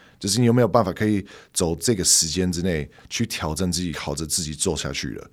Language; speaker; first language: Chinese; non-native, fluent; English